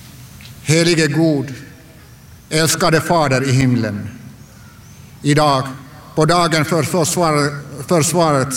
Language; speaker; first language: Swedish; non-native, local second language; Finnish